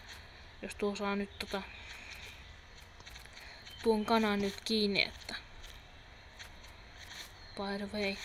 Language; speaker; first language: Finnish; native; Finnish